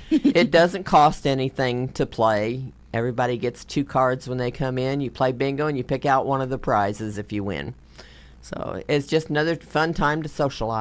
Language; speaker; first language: English; native; English